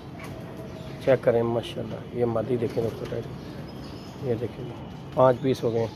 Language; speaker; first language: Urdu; non-native, local second language; Punjabi